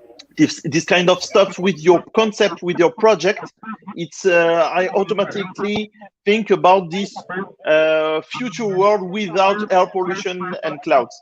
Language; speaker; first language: English; non-native, fluent; French